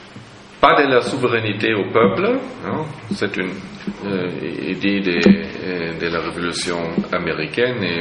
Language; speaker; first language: French; non-native, fluent; German